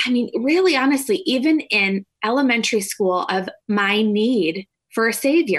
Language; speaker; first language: English; native; English